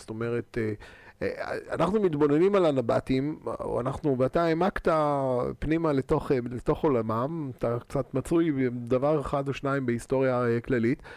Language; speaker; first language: Hebrew; native; Hebrew